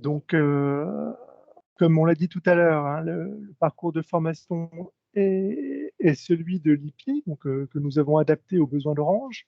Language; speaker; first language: French; native; French